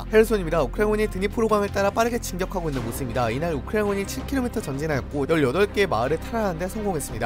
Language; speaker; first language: Korean; native; Korean